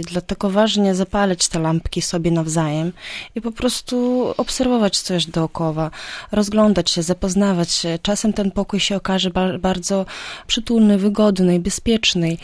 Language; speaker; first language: Polish; non-native, fluent; Ukrainian